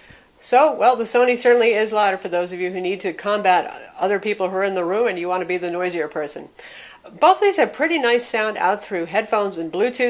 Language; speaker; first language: English; native; English